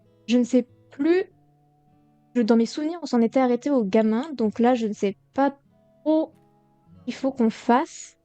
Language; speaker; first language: French; native; French